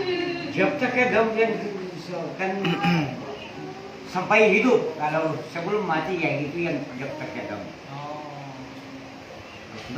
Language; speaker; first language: Indonesian; non-native, learner; Hindi